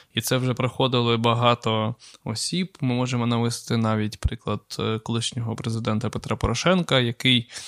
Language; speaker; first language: Ukrainian; non-native, local second language; Russian